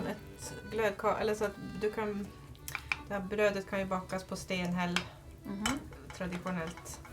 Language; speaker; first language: Swedish; native; Swedish